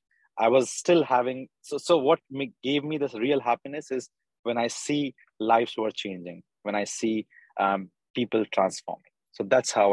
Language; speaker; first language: English; non-native, local second language; Urdu